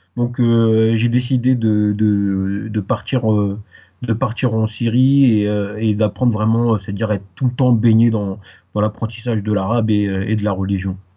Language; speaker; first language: French; native; French